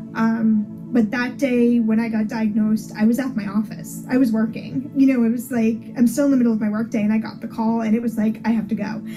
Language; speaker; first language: English; native; English